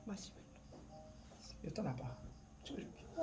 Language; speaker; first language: Korean; native; Korean